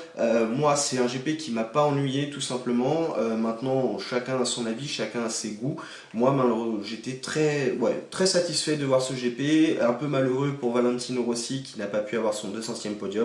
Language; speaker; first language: French; native; French